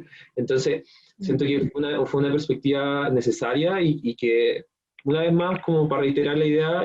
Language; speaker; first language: Spanish; native; Spanish